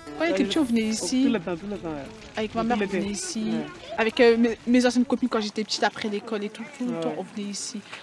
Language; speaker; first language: French; early bilingual, other home language; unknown